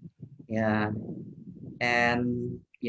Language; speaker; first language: English; non-native, learner; Indonesian